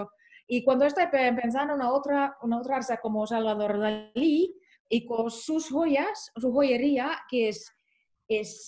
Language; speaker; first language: Spanish; non-native, learner; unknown